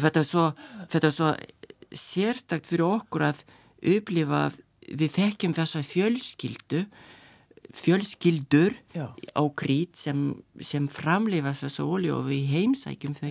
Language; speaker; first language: Icelandic; non-native, learner; Lithuanian